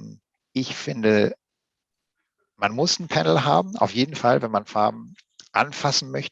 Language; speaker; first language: German; native; German